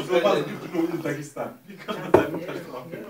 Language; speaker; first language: German; non-native, learner; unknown